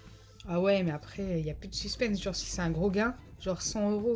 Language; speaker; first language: French; native; French